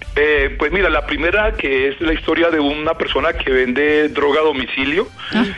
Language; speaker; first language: Spanish; native; Spanish